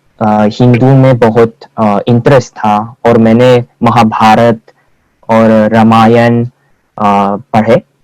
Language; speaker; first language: Hindi; non-native, fluent; Korean